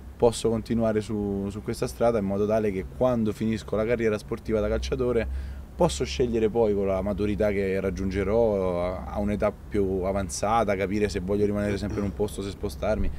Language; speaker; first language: Italian; native; Italian